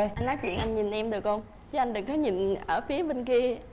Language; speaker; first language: Vietnamese; native; Vietnamese